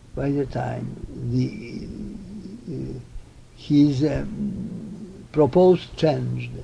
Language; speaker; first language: English; non-native, fluent; Polish